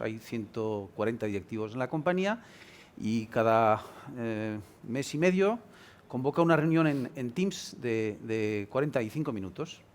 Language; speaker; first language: Spanish; native; Spanish